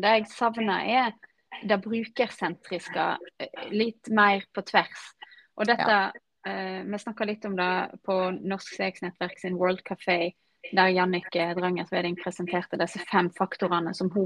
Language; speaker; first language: Norwegian; native; Norwegian